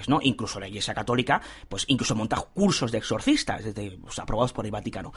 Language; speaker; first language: Spanish; native; Spanish